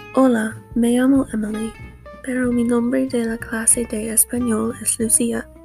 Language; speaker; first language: Spanish; non-native, learner; English